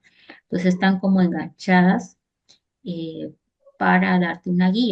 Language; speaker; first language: Spanish; native; Spanish